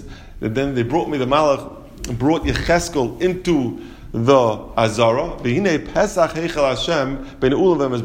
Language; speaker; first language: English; native; English